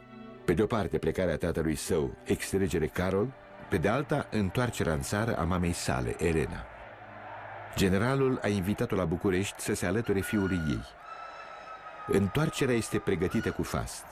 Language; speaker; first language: Romanian; native; Romanian